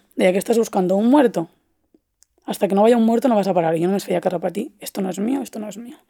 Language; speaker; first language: Spanish; non-native, local second language; Catalan